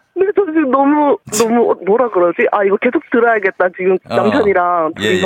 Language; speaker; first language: Korean; native; Korean